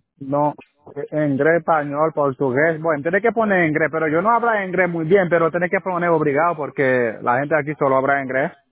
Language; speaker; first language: Spanish; non-native, learner; Haitian Creole